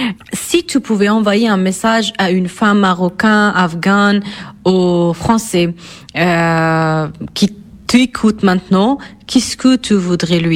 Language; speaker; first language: French; non-native, fluent; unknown